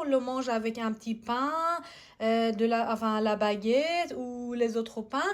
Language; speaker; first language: French; non-native, fluent; Persian